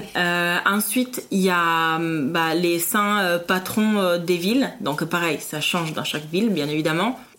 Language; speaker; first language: French; non-native, fluent; Italian